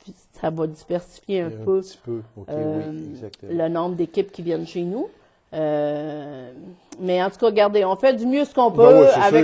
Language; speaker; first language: French; native; French